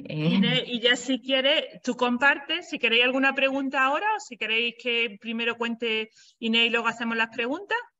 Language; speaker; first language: Spanish; native; Spanish